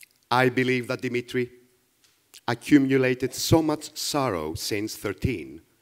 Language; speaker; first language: English; non-native, fluent; Greek